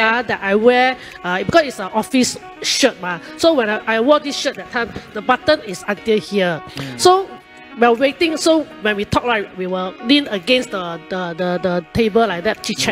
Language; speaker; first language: English; non-native, local second language; Chinese